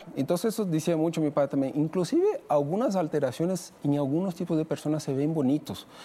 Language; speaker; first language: Spanish; non-native, fluent; Portuguese